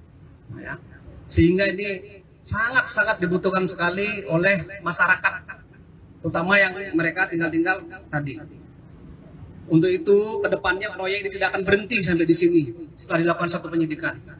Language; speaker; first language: Indonesian; native; Indonesian